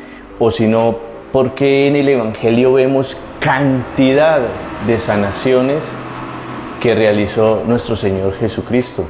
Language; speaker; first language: Spanish; native; Spanish